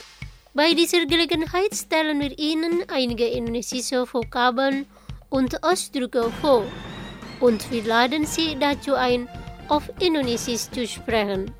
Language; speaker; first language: German; non-native, fluent; Indonesian